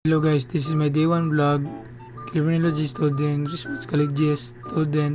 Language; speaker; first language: English; non-native, learner; Cebuano